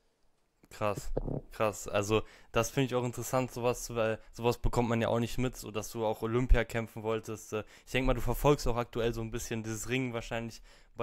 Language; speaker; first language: German; native; German